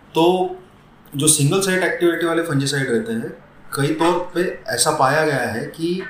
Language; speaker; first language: Hindi; non-native, local second language; Marathi